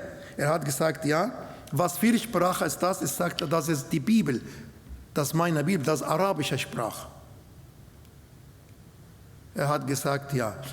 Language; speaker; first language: German; non-native, learner; Arabic